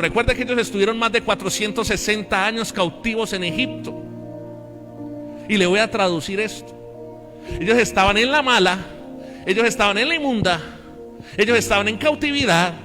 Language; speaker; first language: Spanish; native; Spanish